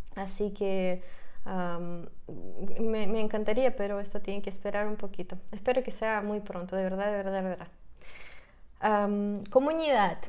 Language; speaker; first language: Spanish; non-native, fluent; Russian